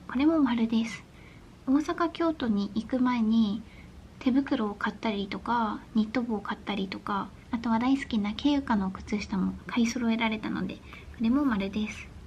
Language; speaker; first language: Japanese; native; Japanese